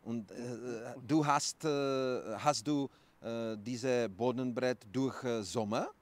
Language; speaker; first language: German; non-native, learner; Czech